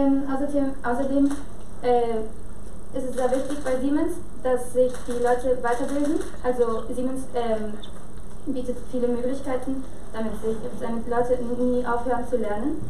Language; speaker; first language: German; non-native, fluent; Spanish